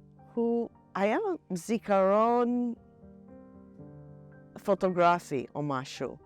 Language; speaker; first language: Hebrew; non-native, fluent; English